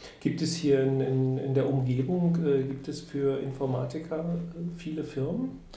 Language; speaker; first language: German; native; German